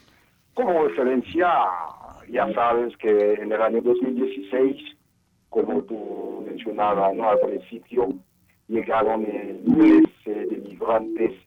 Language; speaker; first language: Spanish; non-native, fluent; Haitian Creole